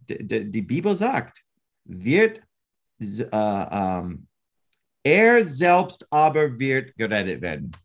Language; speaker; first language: German; non-native, learner; English